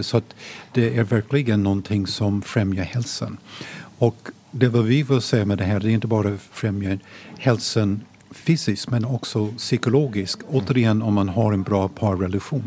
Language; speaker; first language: Swedish; non-native, fluent; English